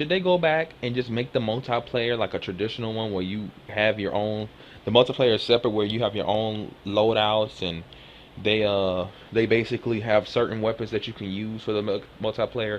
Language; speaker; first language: English; native; English